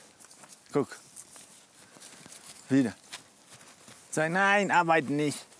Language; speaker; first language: German; non-native, fluent; Spanish